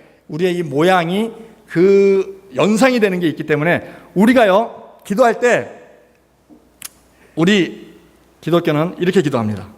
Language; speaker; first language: Korean; native; Korean